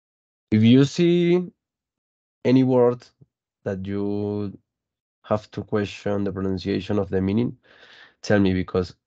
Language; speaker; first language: English; non-native, fluent; Spanish